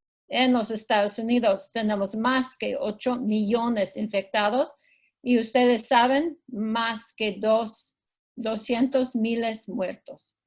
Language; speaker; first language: Spanish; non-native, fluent; English